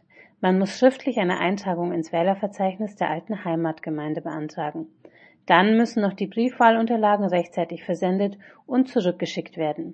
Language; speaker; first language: German; native; German